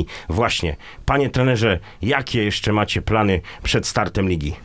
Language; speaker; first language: Polish; native; Polish